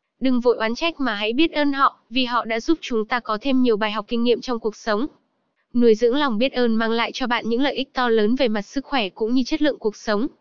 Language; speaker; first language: Vietnamese; non-native, local second language; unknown